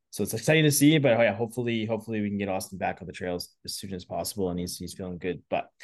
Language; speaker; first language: English; native; English